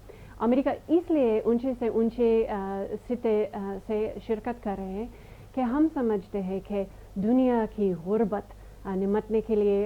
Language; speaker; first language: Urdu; non-native, fluent; English